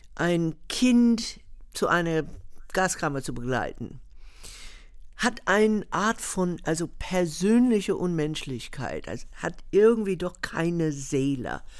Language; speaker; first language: German; non-native, fluent; English